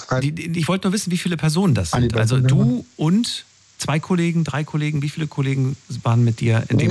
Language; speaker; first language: German; native; German